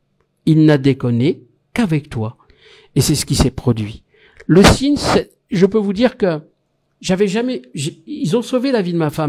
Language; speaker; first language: French; native; French